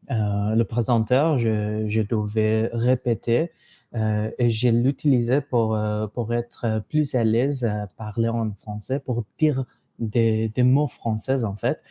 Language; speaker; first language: French; non-native, fluent; English